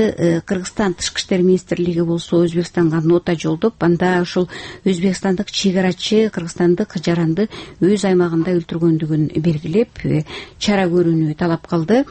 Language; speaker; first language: Kyrgyz; native; Kyrgyz